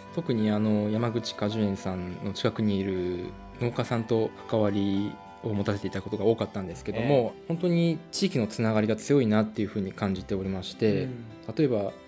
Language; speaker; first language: Japanese; native; Japanese